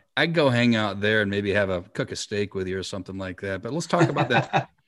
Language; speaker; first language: English; native; English